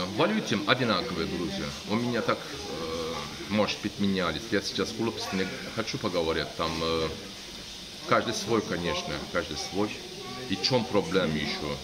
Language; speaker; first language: Russian; non-native, learner; Turkish